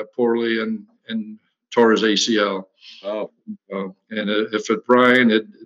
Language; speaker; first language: English; native; English